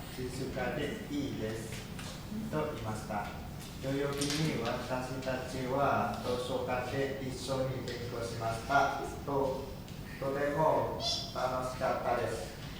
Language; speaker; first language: Japanese; non-native, learner; Indonesian